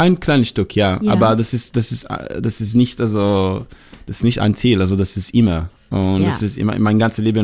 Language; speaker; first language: German; non-native, fluent; Hebrew